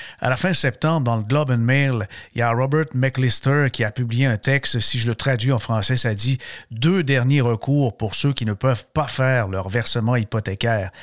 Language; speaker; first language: French; native; French